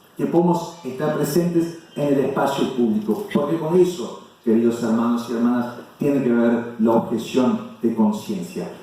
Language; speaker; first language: Spanish; non-native, fluent; German